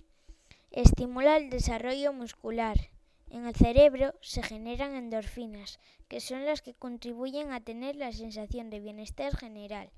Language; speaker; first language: Spanish; native; Spanish